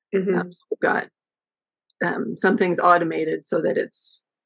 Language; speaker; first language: English; native; English